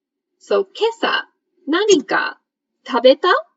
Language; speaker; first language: Japanese; non-native, fluent; English